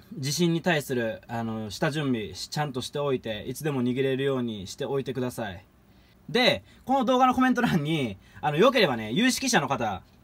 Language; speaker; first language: Japanese; native; Japanese